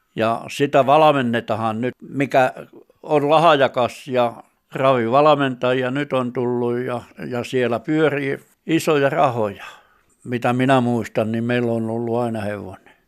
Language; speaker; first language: Finnish; native; Finnish